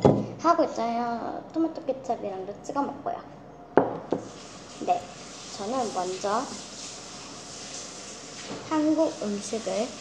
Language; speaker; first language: Korean; early bilingual, heritage; Korean